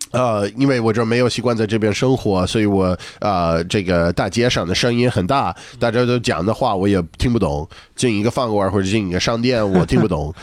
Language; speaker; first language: Chinese; non-native, fluent; English